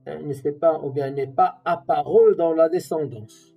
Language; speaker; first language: French; non-native, local second language; Arabic